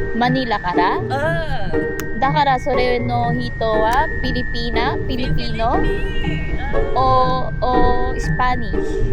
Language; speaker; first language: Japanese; non-native, learner; Filipino